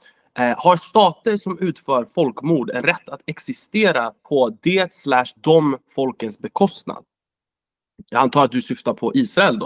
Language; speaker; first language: Swedish; native; Swedish